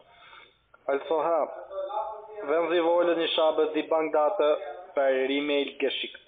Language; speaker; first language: German; non-native, learner; Albanian